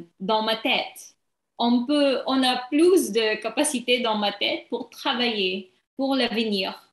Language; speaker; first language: French; non-native, learner; English